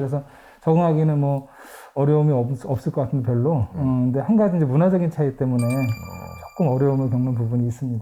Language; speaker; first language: Korean; native; Korean